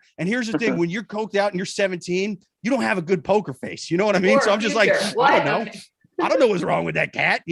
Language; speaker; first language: English; native; English